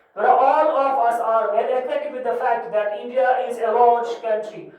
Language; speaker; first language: English; non-native, local second language; Kashmiri